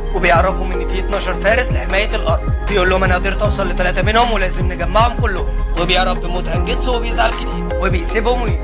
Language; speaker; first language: Arabic; native; Arabic